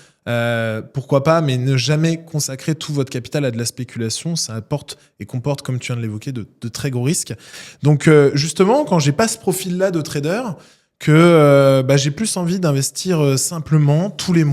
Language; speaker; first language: French; native; French